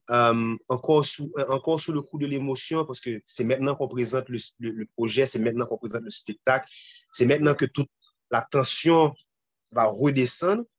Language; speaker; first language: French; non-native, local second language; Haitian Creole